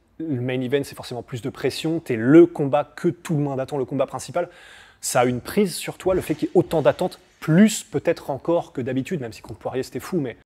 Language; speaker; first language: French; native; French